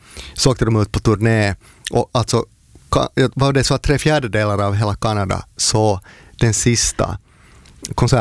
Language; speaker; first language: Swedish; native; Swedish